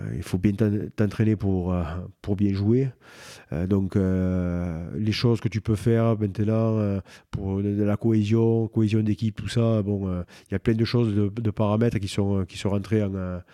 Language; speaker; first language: French; native; French